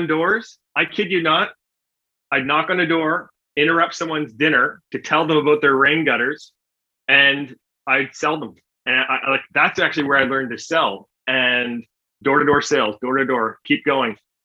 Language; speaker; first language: English; native; English